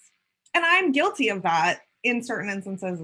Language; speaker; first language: English; native; English